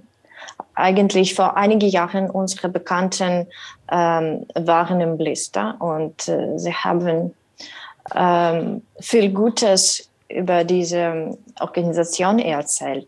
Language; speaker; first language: German; non-native, learner; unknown